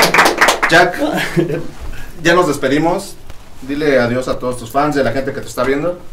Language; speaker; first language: Spanish; native; Spanish